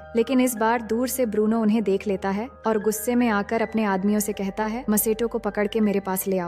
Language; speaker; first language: Hindi; native; Hindi